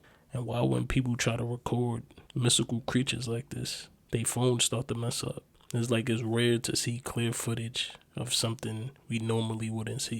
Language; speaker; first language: English; native; English